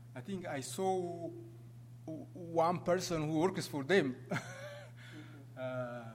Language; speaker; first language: English; non-native, fluent; Amharic